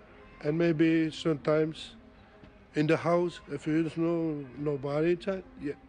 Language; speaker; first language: English; non-native, learner; Romanian